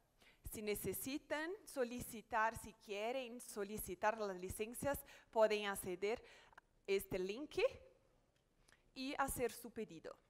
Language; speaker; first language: Spanish; non-native, fluent; Portuguese